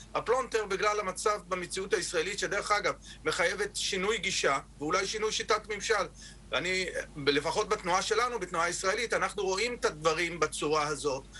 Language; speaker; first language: Hebrew; non-native, local second language; Arabic